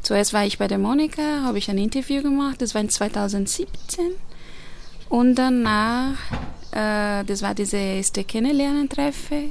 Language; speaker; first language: German; non-native, fluent; Portuguese